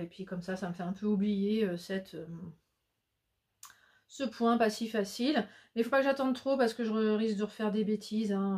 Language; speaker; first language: French; native; French